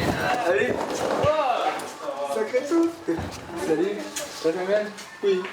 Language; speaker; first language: French; native; French